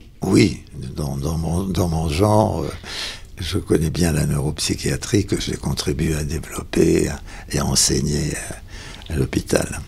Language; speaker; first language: French; native; French